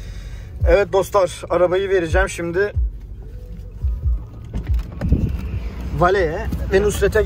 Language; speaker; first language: Turkish; native; Turkish